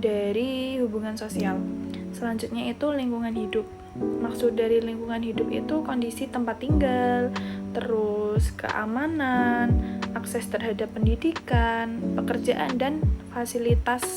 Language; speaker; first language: Indonesian; native; Indonesian